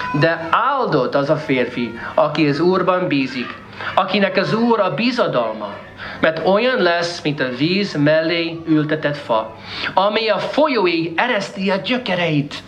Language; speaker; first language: Hungarian; non-native, fluent; English